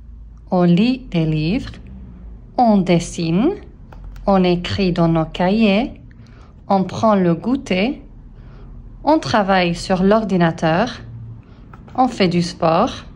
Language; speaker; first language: French; non-native, fluent; English